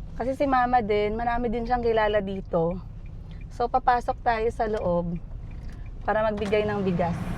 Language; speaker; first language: Filipino; non-native, local second language; Cebuano